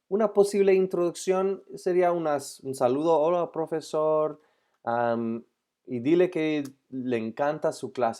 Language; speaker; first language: Spanish; non-native, fluent; English